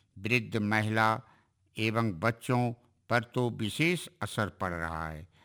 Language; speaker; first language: Hindi; native; Hindi